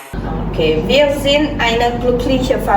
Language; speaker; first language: German; non-native, fluent; Indonesian